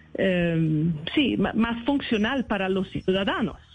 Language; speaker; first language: Spanish; non-native, fluent; Swedish